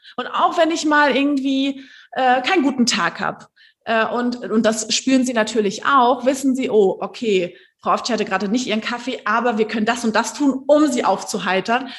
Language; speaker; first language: German; early bilingual, other home language; Turkish